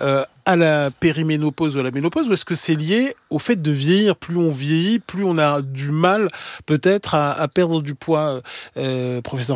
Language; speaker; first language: French; native; French